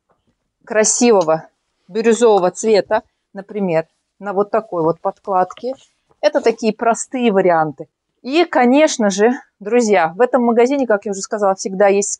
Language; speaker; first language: Russian; native; Russian